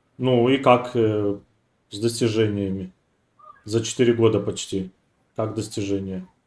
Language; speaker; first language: Russian; native; Russian